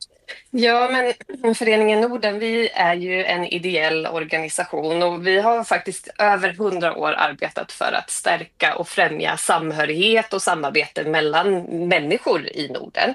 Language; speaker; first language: Swedish; native; Swedish